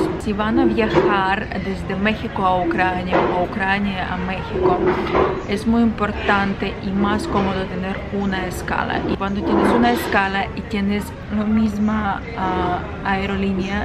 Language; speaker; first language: Spanish; non-native, fluent; Ukrainian